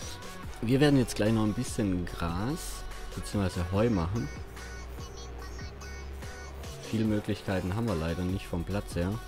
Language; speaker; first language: German; native; German